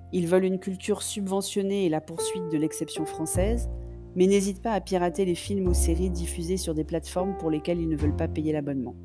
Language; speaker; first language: French; native; French